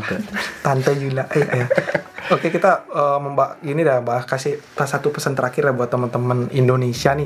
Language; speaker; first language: Indonesian; native; Indonesian